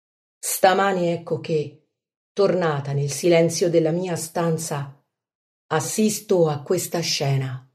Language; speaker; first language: Italian; native; Italian